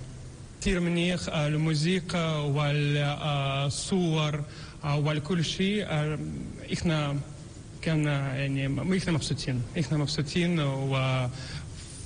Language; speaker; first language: Arabic; non-native, learner; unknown